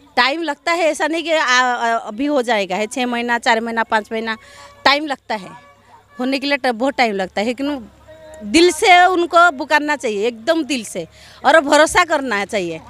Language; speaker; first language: Hindi; non-native, local second language; Odia